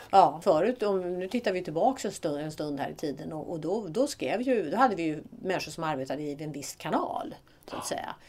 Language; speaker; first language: Swedish; native; Swedish